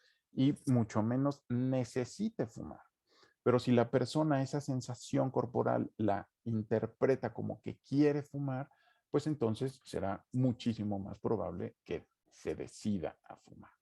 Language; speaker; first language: Spanish; native; Spanish